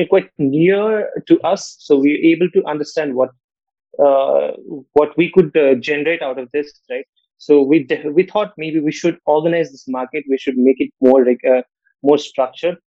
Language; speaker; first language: English; non-native, local second language; Nepali